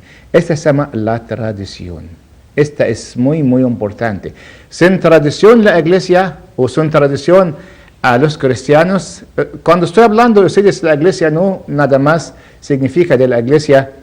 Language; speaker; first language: Spanish; non-native, learner; Arabic